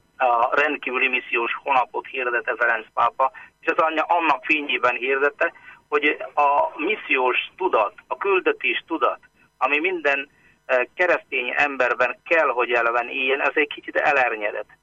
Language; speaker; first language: Hungarian; non-native, fluent; Malayalam